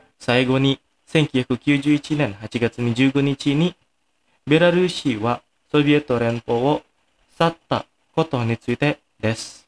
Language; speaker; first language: Japanese; non-native, fluent; Indonesian